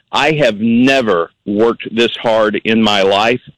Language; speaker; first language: English; native; English